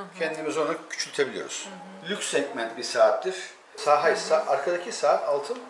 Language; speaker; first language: Turkish; native; Turkish